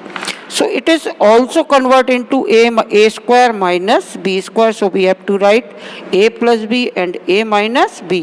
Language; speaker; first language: English; non-native, local second language; Hindi